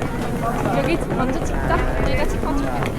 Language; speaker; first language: Korean; non-native, learner; Vietnamese